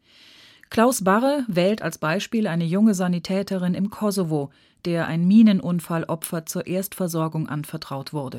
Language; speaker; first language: German; native; German